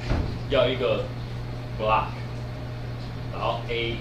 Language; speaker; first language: Chinese; native; Chinese